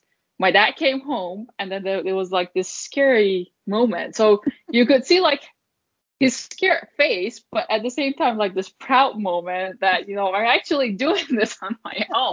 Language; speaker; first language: English; non-native, fluent; Persian